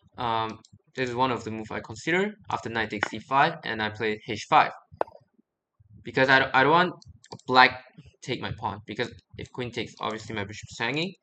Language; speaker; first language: English; non-native, fluent; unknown